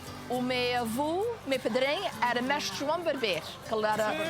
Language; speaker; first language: Portuguese; early bilingual, heritage; Portuguese